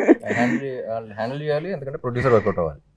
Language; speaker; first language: Telugu; native; Telugu